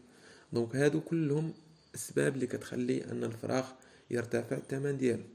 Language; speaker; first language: Arabic; native; Arabic